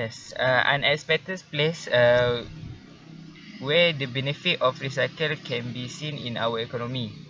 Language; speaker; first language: English; non-native, learner; Malay